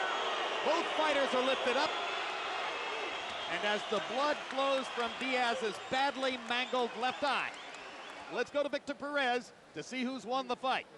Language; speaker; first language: English; native; English